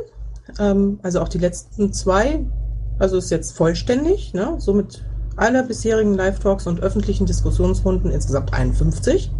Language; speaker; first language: German; native; German